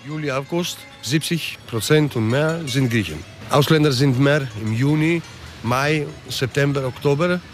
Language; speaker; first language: German; early bilingual, other home language; Greek